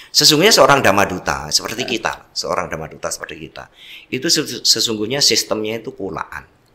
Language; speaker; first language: Indonesian; non-native, local second language; Javanese